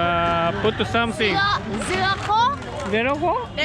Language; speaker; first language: English; non-native, learner; Japanese